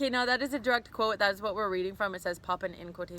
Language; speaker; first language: English; native; English